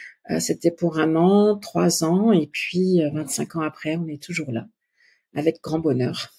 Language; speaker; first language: French; native; French